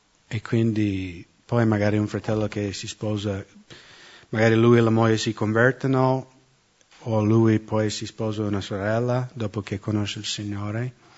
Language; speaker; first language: Italian; non-native, fluent; English